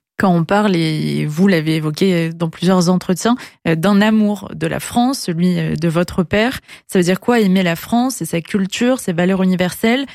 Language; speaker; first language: French; native; French